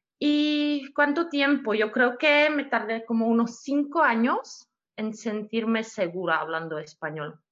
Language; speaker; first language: Spanish; non-native, fluent; Czech